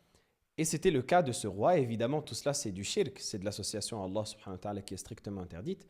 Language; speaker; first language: French; native; French